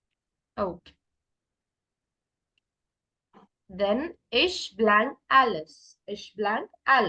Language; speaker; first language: German; non-native, fluent; Malayalam